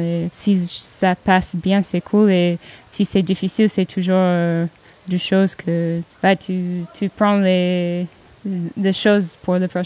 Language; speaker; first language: French; non-native, learner; English